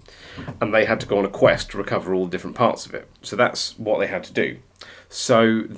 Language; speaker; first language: English; native; English